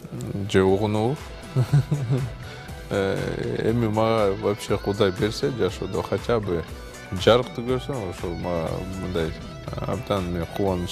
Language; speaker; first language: Kyrgyz; non-native, local second language; Russian